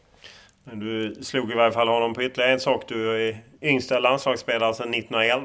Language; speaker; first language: Swedish; native; Swedish